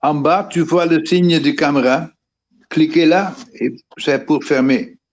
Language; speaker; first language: French; non-native, fluent; Dutch